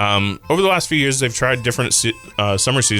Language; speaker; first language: English; native; English